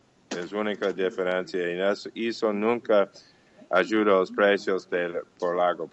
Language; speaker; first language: Portuguese; non-native, fluent; English